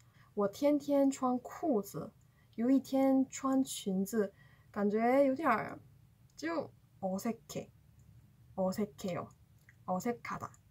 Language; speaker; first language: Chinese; non-native, fluent; Korean